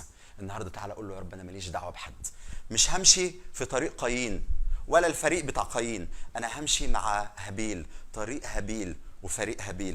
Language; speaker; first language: Arabic; native; Arabic